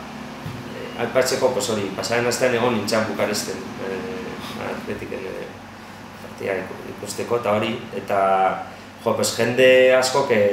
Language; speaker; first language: Basque; non-native, local second language; Spanish